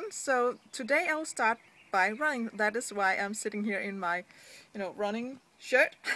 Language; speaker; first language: English; non-native, fluent; Danish